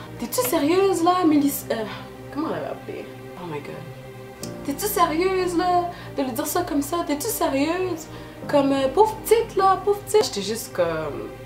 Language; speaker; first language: French; early bilingual, other home language; Lingala